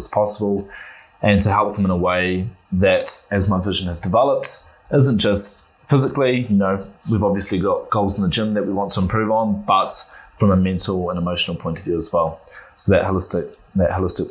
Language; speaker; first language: English; native; English